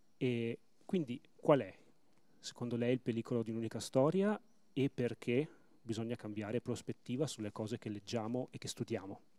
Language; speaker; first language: Italian; native; Italian